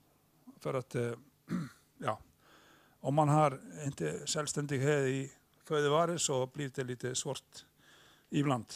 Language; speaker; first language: Swedish; non-native, fluent; Icelandic